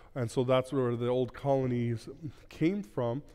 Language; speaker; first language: English; early bilingual, other home language; Plautdietsch